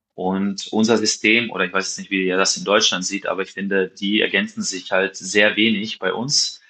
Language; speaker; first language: German; non-native, fluent; Slovenian